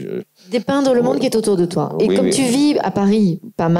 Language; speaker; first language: French; native; French